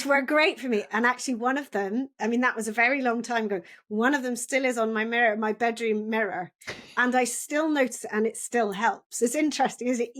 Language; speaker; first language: English; native; English